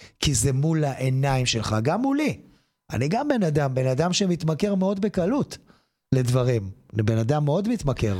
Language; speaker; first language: Hebrew; native; Hebrew